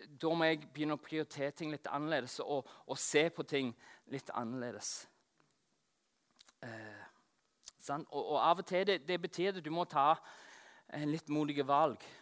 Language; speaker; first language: Norwegian; non-native, fluent; English